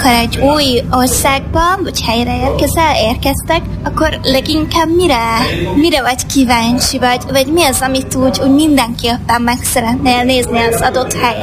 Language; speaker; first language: Hungarian; native; Hungarian